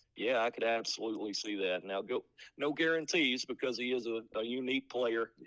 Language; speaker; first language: English; native; English